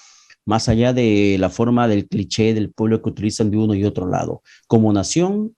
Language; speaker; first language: Spanish; native; Spanish